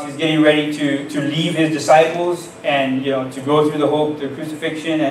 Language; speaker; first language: English; native; English